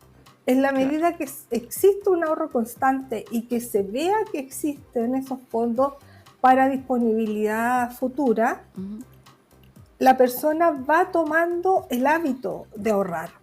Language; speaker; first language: Spanish; native; Spanish